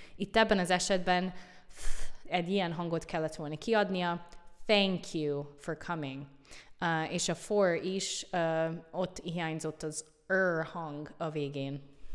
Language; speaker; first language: Hungarian; non-native, fluent; English